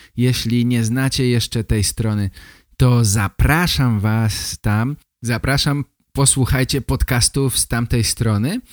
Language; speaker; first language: Polish; native; Polish